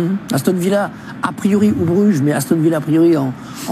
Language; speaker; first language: French; native; French